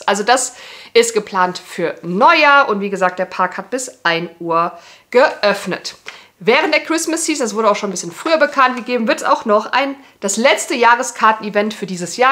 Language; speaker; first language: German; native; German